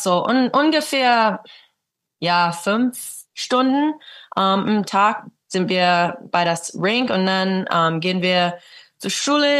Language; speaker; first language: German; non-native, learner; English